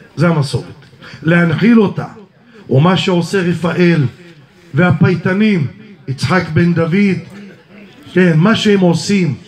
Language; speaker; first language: Hebrew; early bilingual, other home language; Arabic